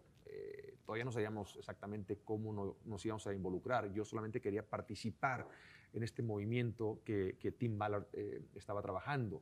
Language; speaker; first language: Spanish; native; Spanish